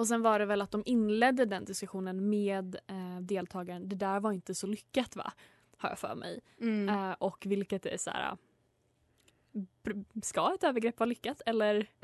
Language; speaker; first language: Swedish; native; Swedish